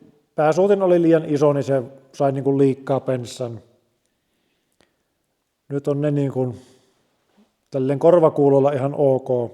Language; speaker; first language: Finnish; native; Finnish